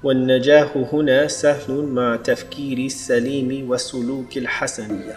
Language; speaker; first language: Arabic; non-native, learner; English